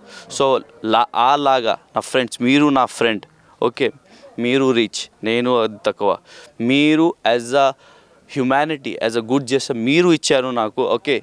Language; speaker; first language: Telugu; non-native, learner; Hindi